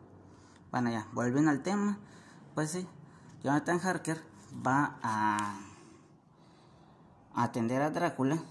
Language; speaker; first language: Spanish; native; Spanish